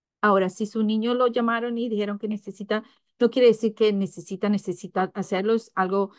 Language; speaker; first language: Spanish; early bilingual, heritage; English